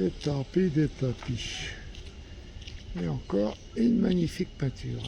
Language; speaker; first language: French; native; French